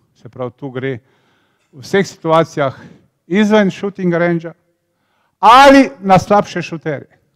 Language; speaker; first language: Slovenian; native; Slovenian